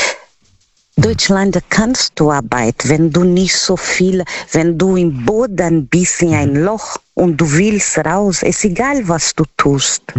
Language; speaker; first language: German; non-native, learner; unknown